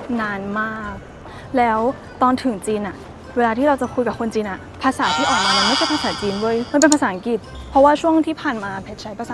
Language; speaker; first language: Thai; native; Thai